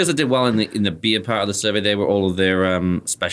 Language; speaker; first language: English; native; English